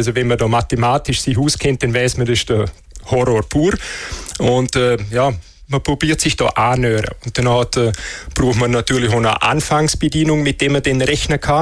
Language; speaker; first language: German; native; German